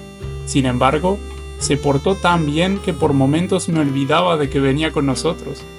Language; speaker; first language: Spanish; native; Spanish